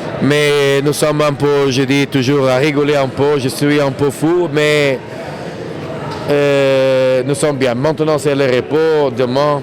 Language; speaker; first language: French; non-native, fluent; Portuguese